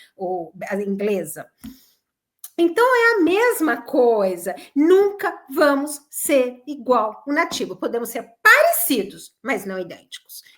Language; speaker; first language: Portuguese; native; Portuguese